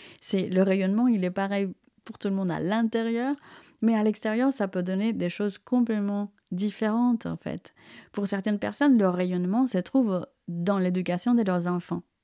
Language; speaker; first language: French; non-native, fluent; Spanish